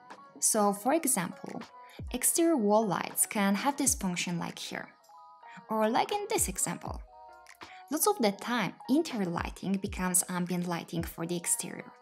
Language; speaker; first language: English; non-native, fluent; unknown